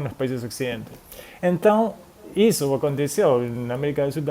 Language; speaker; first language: Portuguese; non-native, fluent; Spanish